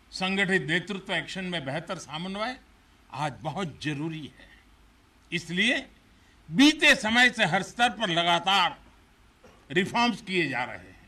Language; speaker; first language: Hindi; non-native, local second language; Gujarati